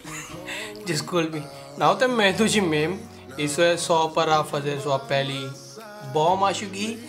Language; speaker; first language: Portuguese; non-native, learner; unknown